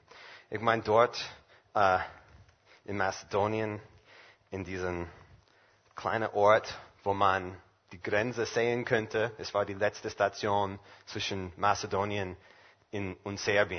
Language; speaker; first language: German; non-native, fluent; English